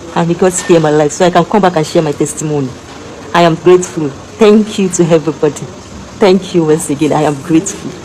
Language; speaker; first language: English; non-native, local second language; Yoruba